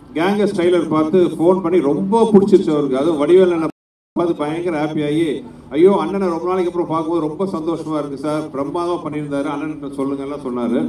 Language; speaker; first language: Tamil; native; Tamil